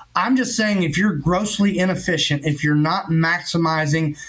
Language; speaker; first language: English; native; English